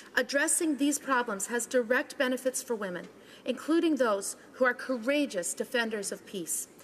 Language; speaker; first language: English; native; English